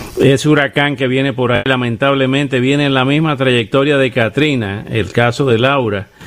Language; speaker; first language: Spanish; native; Spanish